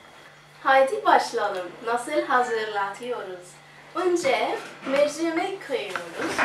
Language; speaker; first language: Turkish; non-native, learner; Arabic